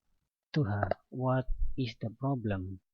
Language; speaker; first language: English; non-native, learner; Indonesian